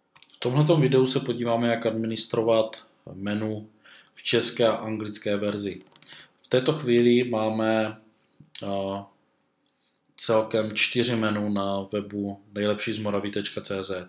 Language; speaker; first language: Czech; native; Czech